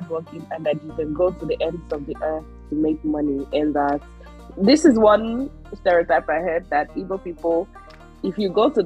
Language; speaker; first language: English; non-native, local second language; Yoruba